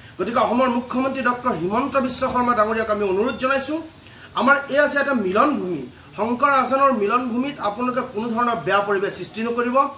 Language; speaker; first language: Assamese; non-native, local second language; Bangla